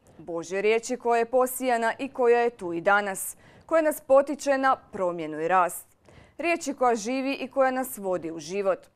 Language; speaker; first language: Croatian; native; Croatian